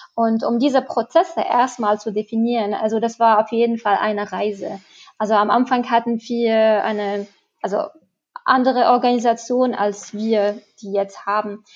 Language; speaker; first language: German; non-native, fluent; Arabic